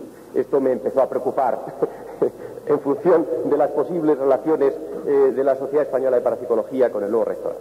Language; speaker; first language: Spanish; native; Spanish